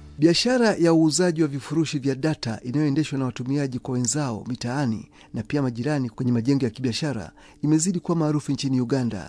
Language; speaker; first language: Swahili; non-native, local second language; Ganda